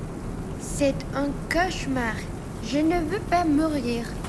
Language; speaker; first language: French; non-native, learner; Spanish